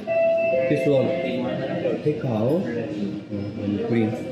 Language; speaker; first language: English; non-native, learner; Korean